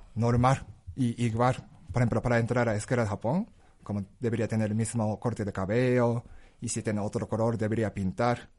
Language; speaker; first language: Spanish; non-native, fluent; Japanese